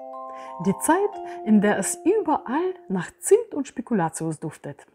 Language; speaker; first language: German; native; German